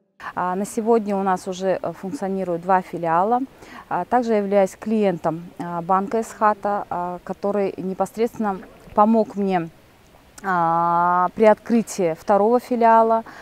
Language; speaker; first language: Russian; non-native, local second language; Tajik